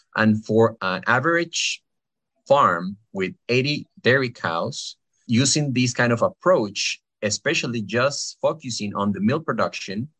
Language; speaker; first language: English; non-native, fluent; Spanish